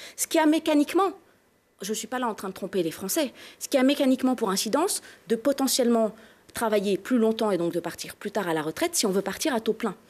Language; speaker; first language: French; native; French